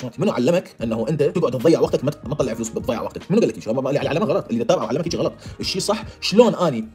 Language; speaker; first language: Arabic; native; Arabic